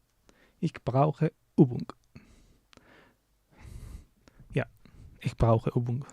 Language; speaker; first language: German; non-native, learner; English